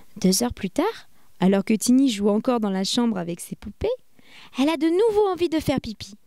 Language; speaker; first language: French; native; French